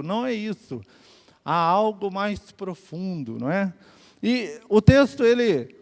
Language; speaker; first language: Portuguese; native; Portuguese